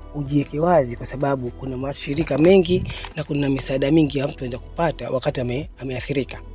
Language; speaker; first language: Swahili; native; Swahili